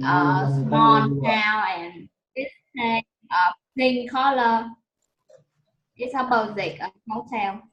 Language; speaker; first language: English; non-native, learner; Vietnamese